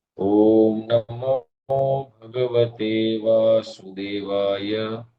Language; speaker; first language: Malayalam; early bilingual, heritage; Malayalam